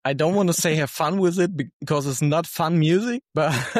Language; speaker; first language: English; non-native, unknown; German